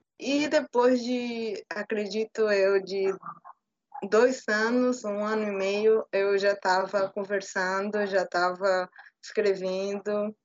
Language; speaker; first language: Portuguese; non-native, fluent; Spanish